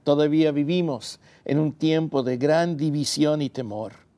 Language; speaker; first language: Spanish; early bilingual, heritage; Spanish